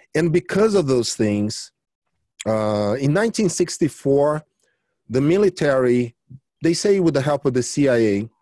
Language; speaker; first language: English; early bilingual, other home language; Portuguese